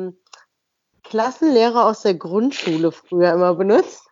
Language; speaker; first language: German; native; German